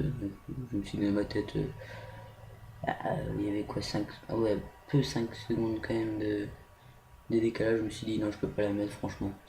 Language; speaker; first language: French; native; French